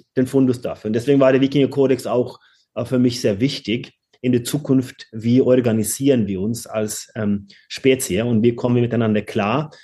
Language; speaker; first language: German; non-native, fluent; Norwegian